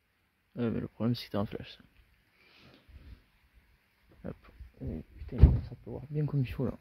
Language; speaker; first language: French; native; French